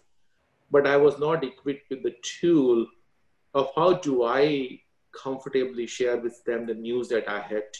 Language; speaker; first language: English; non-native, local second language; Gujarati